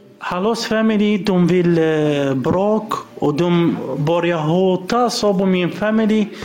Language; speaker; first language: Swedish; non-native, learner; Arabic